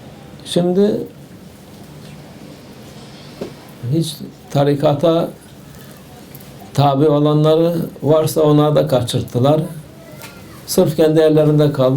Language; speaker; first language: Turkish; native; Turkish